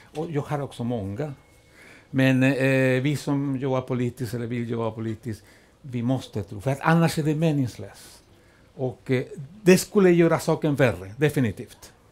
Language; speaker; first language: Swedish; non-native, fluent; Spanish